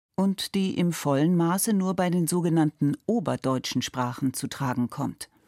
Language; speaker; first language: German; native; German